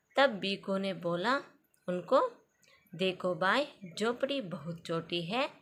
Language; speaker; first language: Hindi; non-native, local second language; Kannada